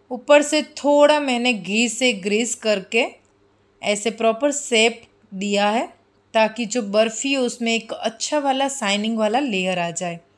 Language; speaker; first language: Hindi; non-native, local second language; Gujarati